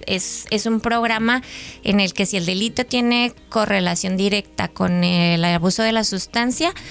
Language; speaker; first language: Spanish; native; Spanish